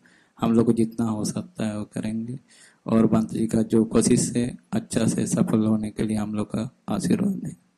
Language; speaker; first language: Hindi; non-native, fluent; Sinhala